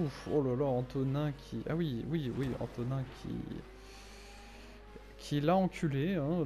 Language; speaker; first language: French; native; French